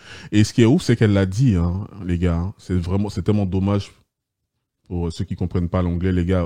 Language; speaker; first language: French; native; French